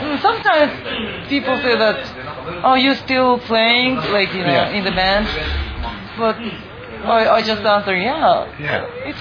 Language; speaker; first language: English; non-native, fluent; Japanese